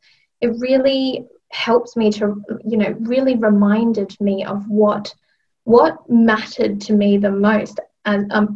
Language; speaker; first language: English; native; English